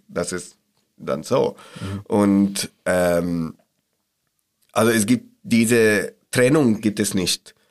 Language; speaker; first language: German; non-native, learner; Arabic